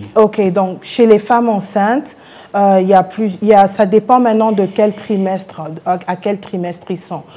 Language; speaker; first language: French; non-native, local second language; Lingala